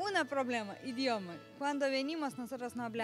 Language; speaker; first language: Spanish; non-native, learner; Lithuanian